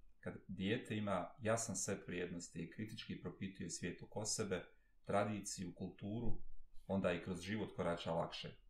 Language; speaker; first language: Bosnian; native; Bosnian